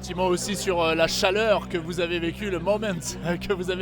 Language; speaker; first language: French; native; French